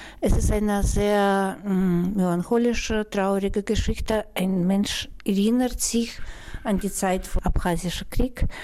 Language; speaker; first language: German; non-native, fluent; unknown